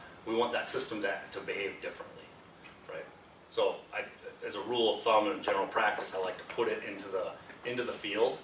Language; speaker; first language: English; native; English